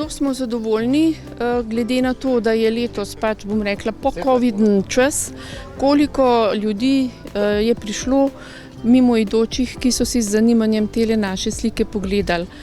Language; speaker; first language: Slovenian; native; Slovenian